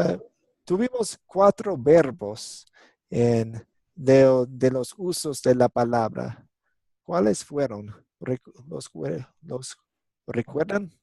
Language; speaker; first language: Spanish; non-native, fluent; English